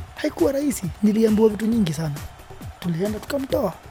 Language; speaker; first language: Swahili; native; Swahili